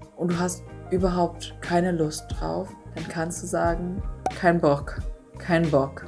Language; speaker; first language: German; non-native, fluent; Vietnamese